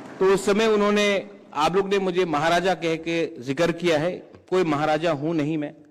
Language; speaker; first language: Hindi; non-native, local second language; Kok Borok